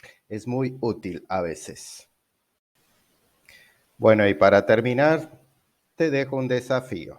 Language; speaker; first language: Spanish; non-native, fluent; Portuguese